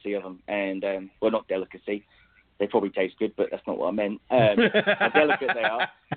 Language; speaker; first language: English; native; English